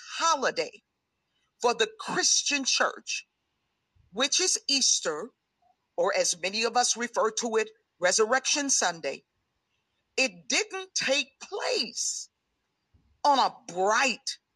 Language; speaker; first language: English; native; English